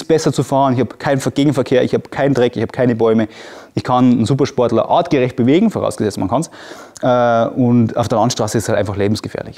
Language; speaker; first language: German; native; German